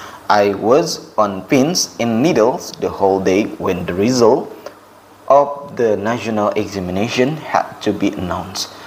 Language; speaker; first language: English; non-native, fluent; Indonesian